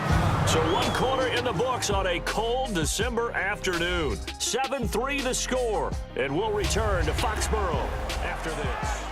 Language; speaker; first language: English; native; English